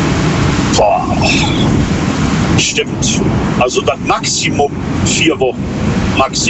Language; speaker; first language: German; native; German